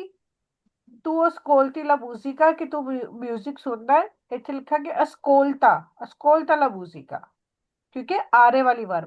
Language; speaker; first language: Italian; non-native, learner; Punjabi